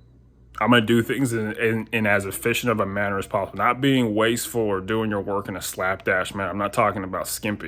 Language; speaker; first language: English; native; English